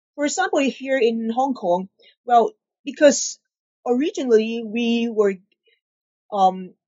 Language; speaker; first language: English; non-native, local second language; Cantonese